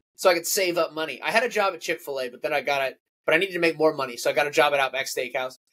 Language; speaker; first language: English; native; English